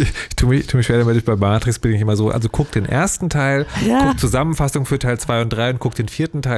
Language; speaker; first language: German; native; German